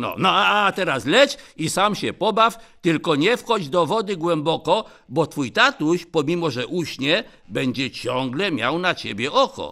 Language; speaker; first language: Polish; native; Polish